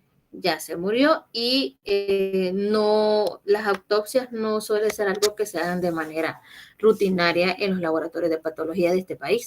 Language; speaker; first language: Spanish; native; Spanish